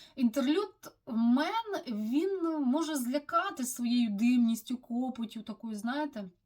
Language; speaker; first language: Ukrainian; non-native, local second language; Russian